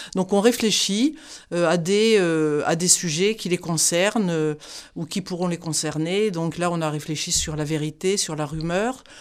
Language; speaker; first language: French; native; French